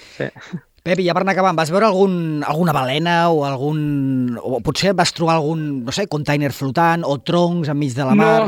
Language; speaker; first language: Catalan; native; Catalan